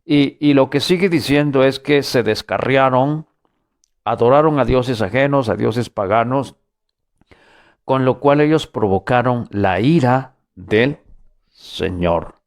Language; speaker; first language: Spanish; native; Spanish